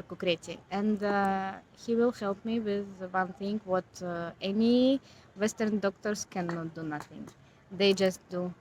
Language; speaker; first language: English; non-native, learner; Ukrainian